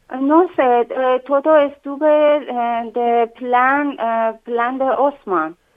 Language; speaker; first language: Spanish; non-native, learner; Persian